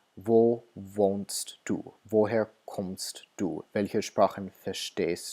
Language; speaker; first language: German; non-native, fluent; English